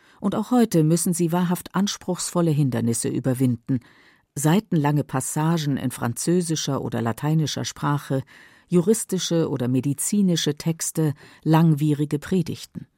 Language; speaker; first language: German; native; German